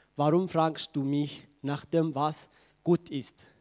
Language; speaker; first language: German; non-native, learner; Tigrinya